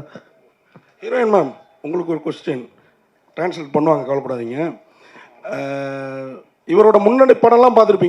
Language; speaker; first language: Tamil; native; Tamil